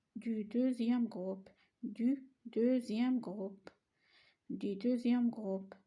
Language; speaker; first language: French; non-native, local second language; Arabic